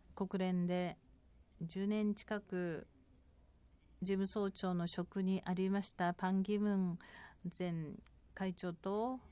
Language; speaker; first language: Japanese; non-native, fluent; Korean